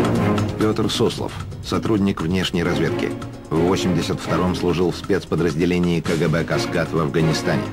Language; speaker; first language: Russian; native; Russian